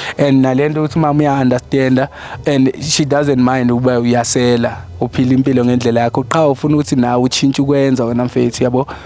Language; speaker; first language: Zulu; non-native, local second language; Xhosa